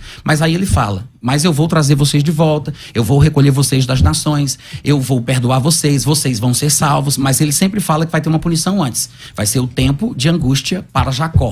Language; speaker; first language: Portuguese; native; Portuguese